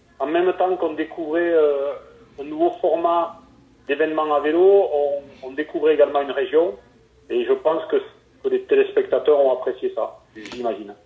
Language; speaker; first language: French; native; French